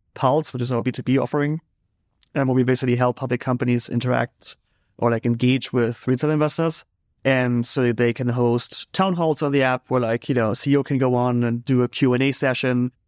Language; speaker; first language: English; non-native, fluent; German